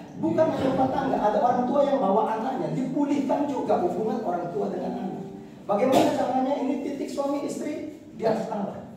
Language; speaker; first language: Indonesian; native; Indonesian